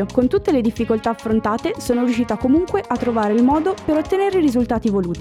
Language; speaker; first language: Italian; native; Italian